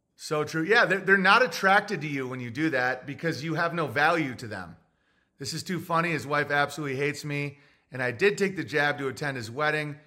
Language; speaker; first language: English; native; English